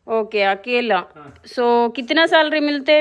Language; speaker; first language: Hindi; non-native, local second language; Telugu